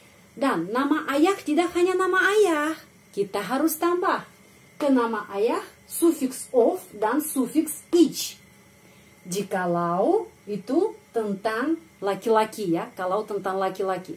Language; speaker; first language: Indonesian; non-native, fluent; Russian